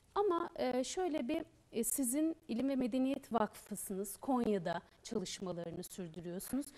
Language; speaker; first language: Turkish; native; Turkish